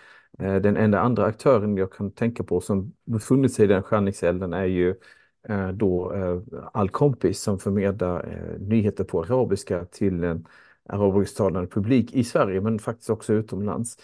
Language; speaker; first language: Swedish; native; Swedish